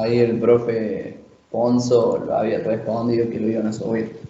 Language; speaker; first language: Spanish; native; Spanish